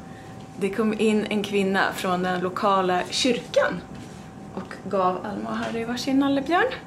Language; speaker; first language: Swedish; native; Swedish